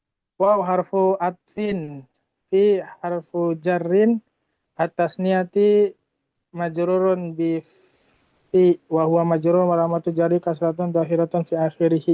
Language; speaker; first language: Arabic; non-native, learner; Indonesian